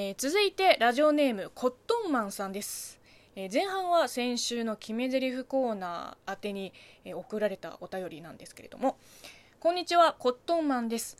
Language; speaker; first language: Japanese; non-native, fluent; Chinese